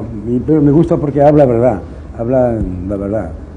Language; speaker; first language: Spanish; non-native, local second language; Riffian